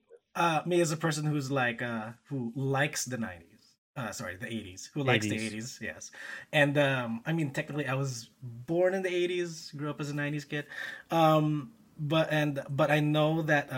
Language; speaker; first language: English; non-native, local second language; Filipino